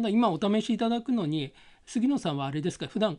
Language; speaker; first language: Japanese; native; Japanese